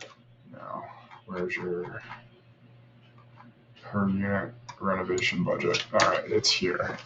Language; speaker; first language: English; native; English